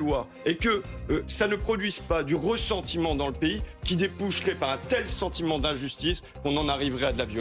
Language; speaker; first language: French; native; French